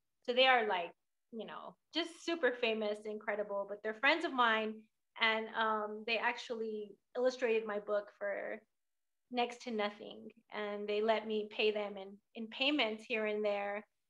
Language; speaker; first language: English; early bilingual, other home language; Spanish